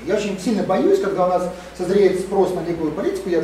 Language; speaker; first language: Russian; native; Russian